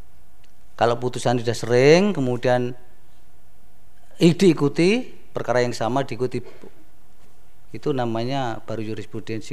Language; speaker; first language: Indonesian; native; Indonesian